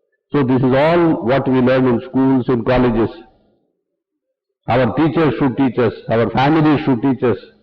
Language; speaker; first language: English; non-native, local second language; Tamil